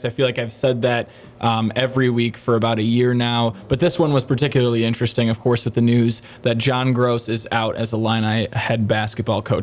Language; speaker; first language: English; native; English